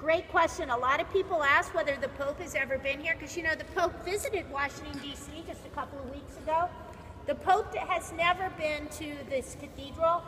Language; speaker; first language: English; native; English